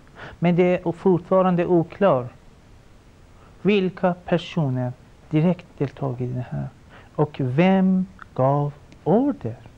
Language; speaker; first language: Swedish; non-native, fluent; Persian